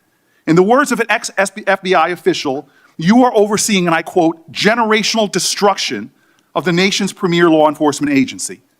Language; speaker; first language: English; native; English